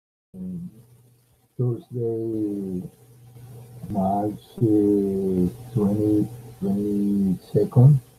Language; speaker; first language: English; non-native, learner; Spanish